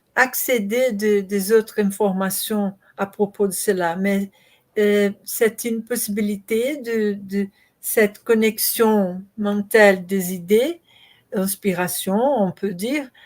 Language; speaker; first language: French; non-native, learner; Portuguese